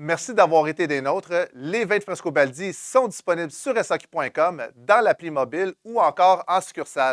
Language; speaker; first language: French; native; French